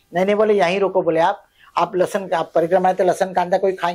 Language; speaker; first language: Hindi; non-native, local second language; Marathi